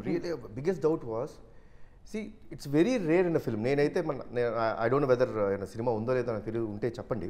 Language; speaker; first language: Telugu; native; Telugu